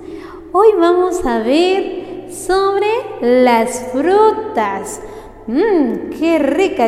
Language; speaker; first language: Spanish; non-native, local second language; Kaqchikel